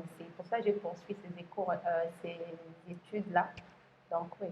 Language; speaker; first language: French; non-native, local second language; Lingala